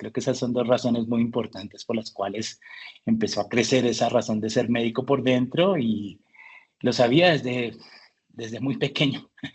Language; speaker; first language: Spanish; early bilingual, heritage; Spanish